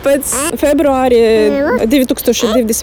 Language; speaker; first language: Latvian; non-native, learner; Russian